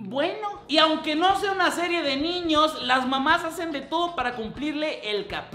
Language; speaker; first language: Spanish; native; Spanish